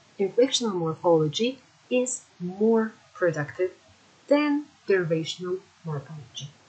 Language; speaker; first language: English; non-native, fluent; Turkish